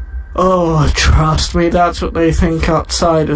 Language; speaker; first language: English; native; English